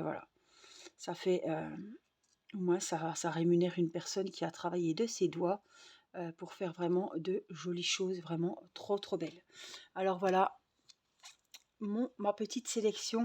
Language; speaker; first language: French; native; French